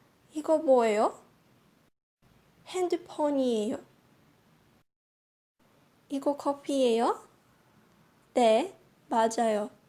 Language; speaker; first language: Korean; non-native, fluent; Portuguese